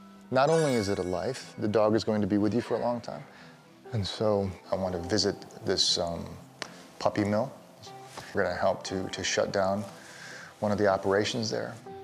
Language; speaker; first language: English; early bilingual, other home language; Korean